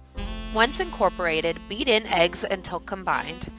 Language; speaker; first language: English; native; English